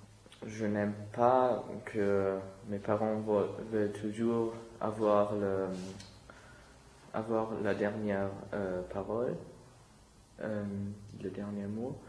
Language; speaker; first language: French; non-native, learner; German